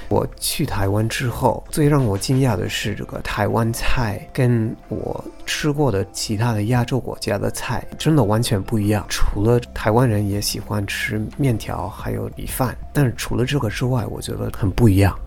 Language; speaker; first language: Chinese; non-native, fluent; English